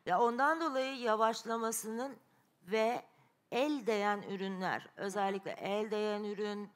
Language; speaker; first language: Turkish; native; Turkish